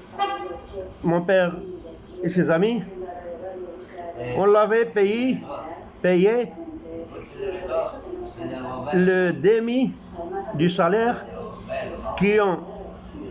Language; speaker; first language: French; non-native, local second language; Arabic